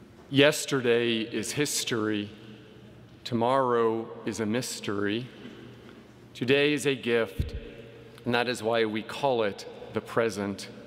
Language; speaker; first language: English; native; English